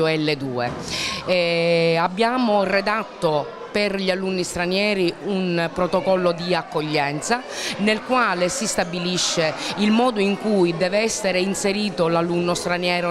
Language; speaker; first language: Italian; native; Italian